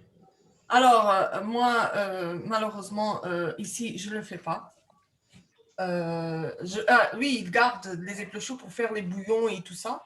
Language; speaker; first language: French; non-native, fluent; Portuguese